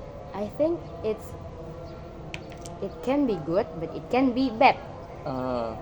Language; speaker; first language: English; non-native, learner; Indonesian